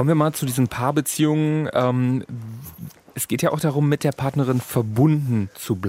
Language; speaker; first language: German; native; German